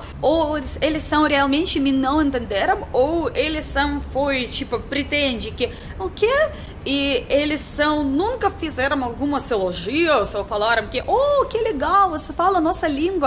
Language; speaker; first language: Portuguese; non-native, learner; Russian